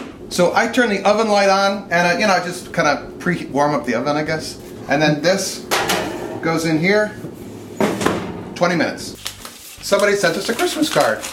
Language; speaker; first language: English; native; English